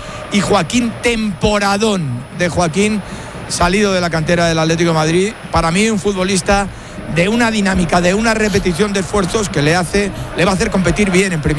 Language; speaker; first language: Spanish; native; Spanish